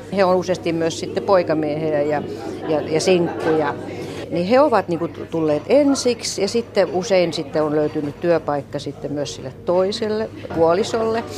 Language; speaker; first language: Finnish; native; Finnish